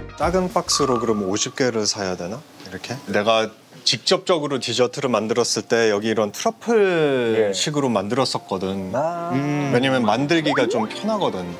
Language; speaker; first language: Korean; early bilingual, heritage; Korean